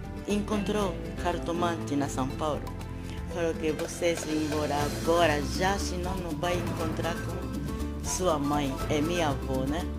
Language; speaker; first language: Portuguese; non-native, learner; Japanese